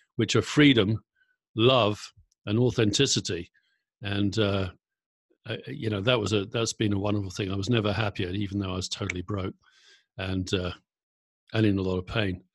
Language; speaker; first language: English; native; English